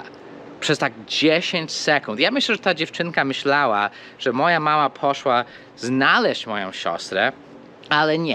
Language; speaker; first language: Polish; early bilingual, heritage; Polish